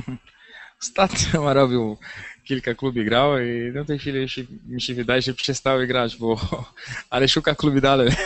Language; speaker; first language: Polish; non-native, learner; Portuguese